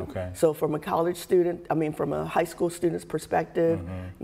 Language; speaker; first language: English; native; English